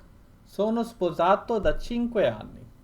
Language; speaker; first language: Italian; non-native, learner; Bangla